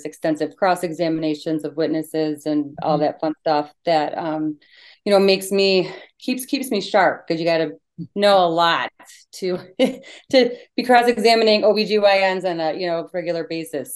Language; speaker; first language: English; native; English